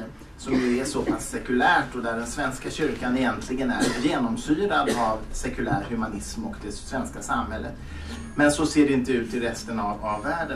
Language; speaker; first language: Swedish; native; Swedish